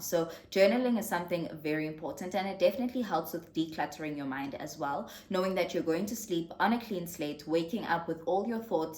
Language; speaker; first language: English; non-native, local second language; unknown